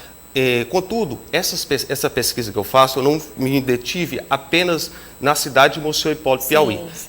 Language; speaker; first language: Portuguese; native; Portuguese